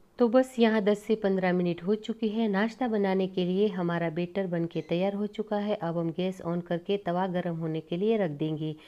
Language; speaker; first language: Hindi; non-native, local second language; Gujarati